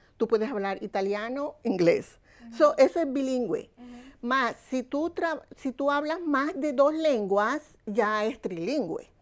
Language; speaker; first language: Spanish; native; Spanish